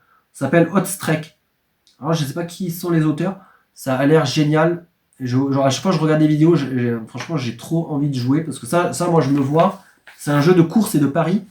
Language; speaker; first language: French; native; French